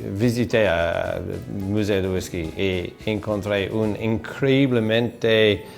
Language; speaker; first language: Spanish; non-native, fluent; English